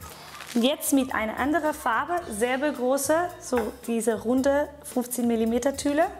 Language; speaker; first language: German; non-native, fluent; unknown